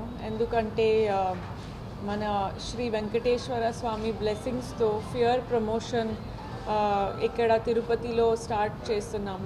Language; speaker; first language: Telugu; non-native, fluent; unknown